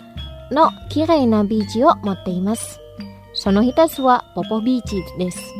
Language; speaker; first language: Japanese; non-native, fluent; Indonesian